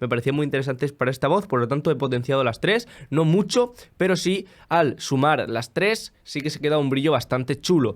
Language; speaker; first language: Spanish; native; Spanish